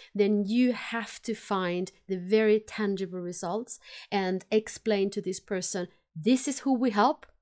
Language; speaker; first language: English; non-native, fluent; Finnish